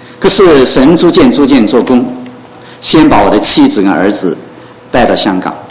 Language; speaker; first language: Chinese; non-native, local second language; Cantonese